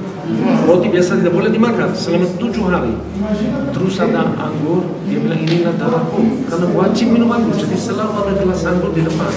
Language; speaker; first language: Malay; non-native, fluent; Hebrew